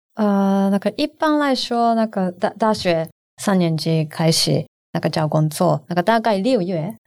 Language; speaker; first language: Chinese; non-native, learner; Japanese